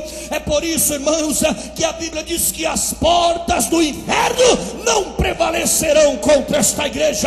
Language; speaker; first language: Portuguese; native; Portuguese